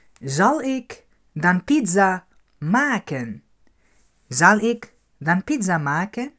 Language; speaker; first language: Dutch; non-native, fluent; Arabic